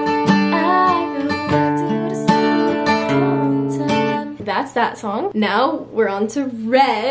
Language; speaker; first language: English; native; English